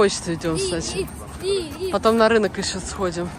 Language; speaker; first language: Russian; native; Russian